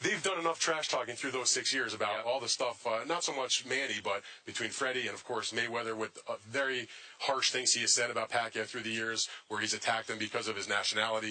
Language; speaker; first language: English; native; English